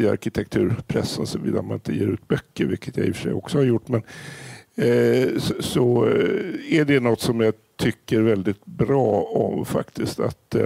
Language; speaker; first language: Swedish; native; Swedish